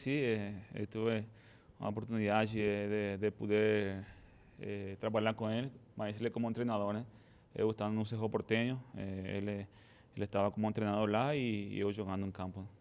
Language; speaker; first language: Portuguese; non-native, fluent; Spanish